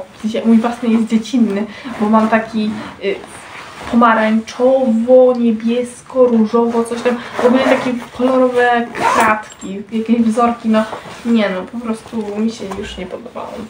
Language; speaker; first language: Polish; native; Polish